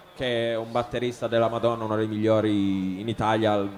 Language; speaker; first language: Italian; native; Italian